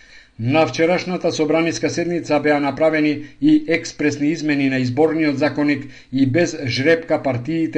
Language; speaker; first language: Macedonian; native; Macedonian